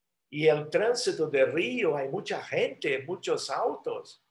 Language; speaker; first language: Spanish; non-native, fluent; Portuguese